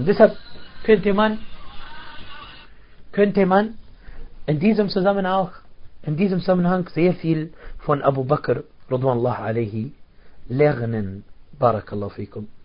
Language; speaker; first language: German; non-native, fluent; Arabic